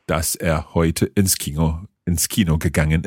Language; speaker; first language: German; non-native, fluent; English